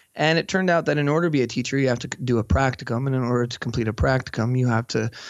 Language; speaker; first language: English; native; English